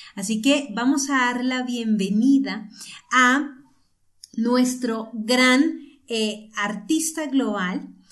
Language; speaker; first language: Spanish; native; Spanish